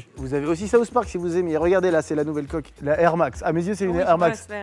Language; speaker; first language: French; native; French